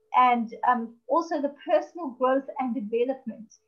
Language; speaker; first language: English; native; English